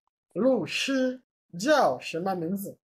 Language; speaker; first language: Chinese; non-native, fluent; Swahili